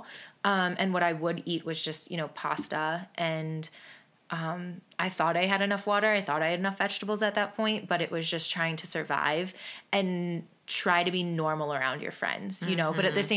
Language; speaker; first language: English; native; English